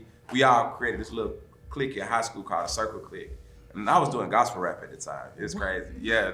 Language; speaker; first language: English; native; English